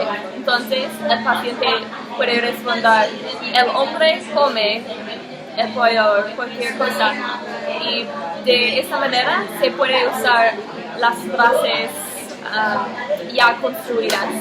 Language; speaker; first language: Spanish; non-native, learner; English